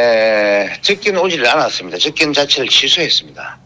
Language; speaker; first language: Korean; native; Korean